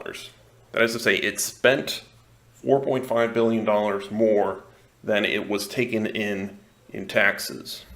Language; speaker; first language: English; non-native, local second language; Spanish